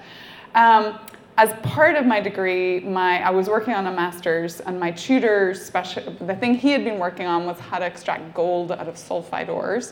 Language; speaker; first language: English; native; English